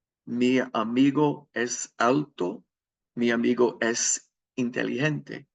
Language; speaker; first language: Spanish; non-native, fluent; English